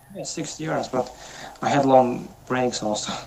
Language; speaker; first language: English; non-native, learner; Russian